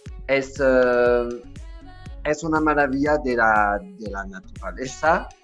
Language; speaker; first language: Spanish; non-native, learner; French